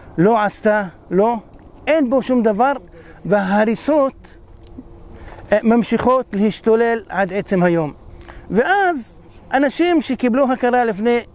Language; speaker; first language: Hebrew; non-native, local second language; Arabic